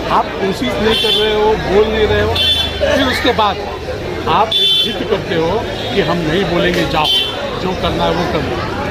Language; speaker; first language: Hindi; native; Hindi